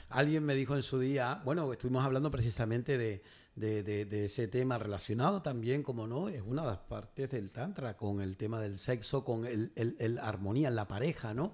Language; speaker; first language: Spanish; native; Spanish